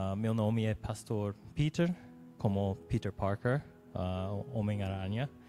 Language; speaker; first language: Portuguese; non-native, learner; English